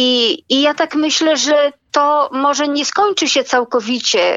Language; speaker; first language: Polish; native; Polish